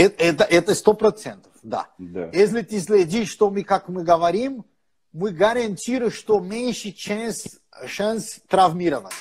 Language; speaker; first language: Russian; non-native, fluent; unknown